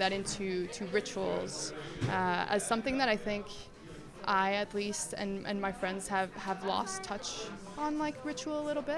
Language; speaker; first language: English; non-native, fluent; Spanish